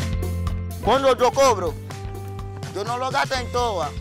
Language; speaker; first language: Spanish; non-native, learner; Haitian Creole